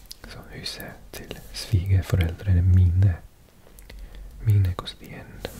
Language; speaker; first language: Norwegian; non-native, learner; English